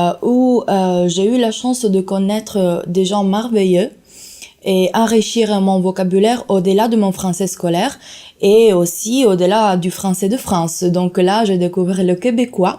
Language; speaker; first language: French; non-native, fluent; Italian